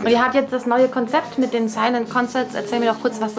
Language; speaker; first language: German; native; German